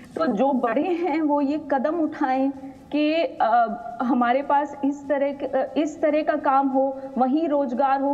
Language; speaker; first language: Hindi; native; Hindi